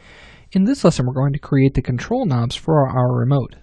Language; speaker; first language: English; native; English